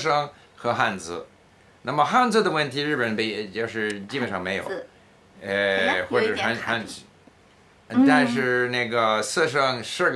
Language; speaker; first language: Chinese; non-native, fluent; English